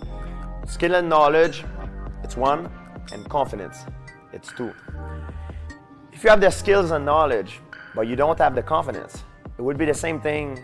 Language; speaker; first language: English; non-native, local second language; French